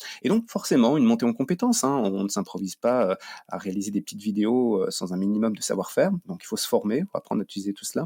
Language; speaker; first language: French; native; French